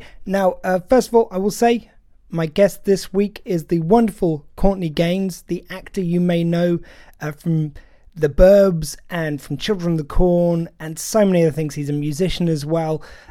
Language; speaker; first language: English; native; English